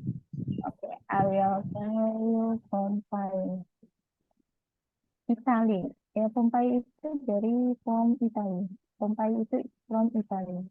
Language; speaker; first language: English; non-native, learner; Indonesian